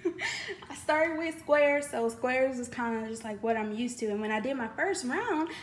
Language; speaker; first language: English; native; English